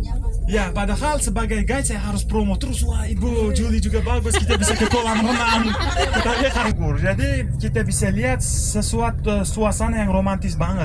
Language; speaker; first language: Indonesian; non-native, fluent; Uzbek